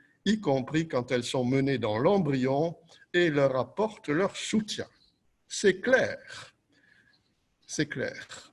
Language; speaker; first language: French; native; French